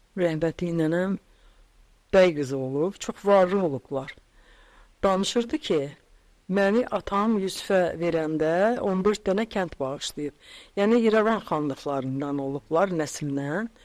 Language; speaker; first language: Azerbaijani; native; Azerbaijani